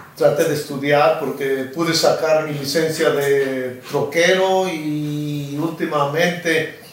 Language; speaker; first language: Spanish; native; Spanish